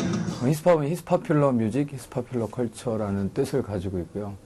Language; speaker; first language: Korean; native; Korean